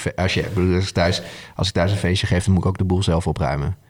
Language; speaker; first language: Dutch; early bilingual, other home language; Arabic